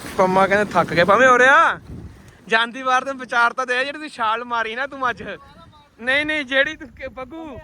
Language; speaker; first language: Punjabi; native; Punjabi